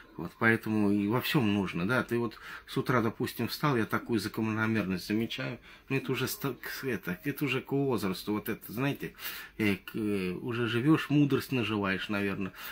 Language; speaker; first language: Russian; native; Russian